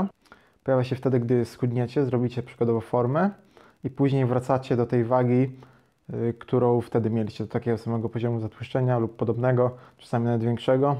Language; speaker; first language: Polish; native; Polish